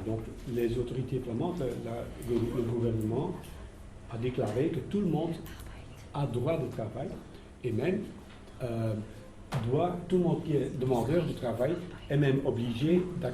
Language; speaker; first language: French; non-native, local second language; Dutch